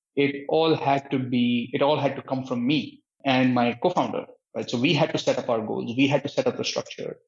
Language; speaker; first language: English; non-native, local second language; Hindi